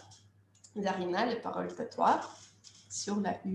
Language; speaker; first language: French; non-native, fluent; Russian